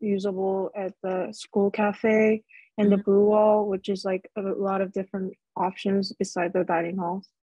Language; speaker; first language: English; non-native, fluent; Korean